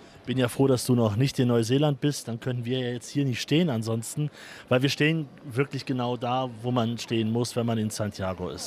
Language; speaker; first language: German; native; German